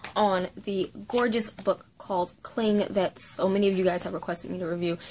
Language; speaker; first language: English; native; English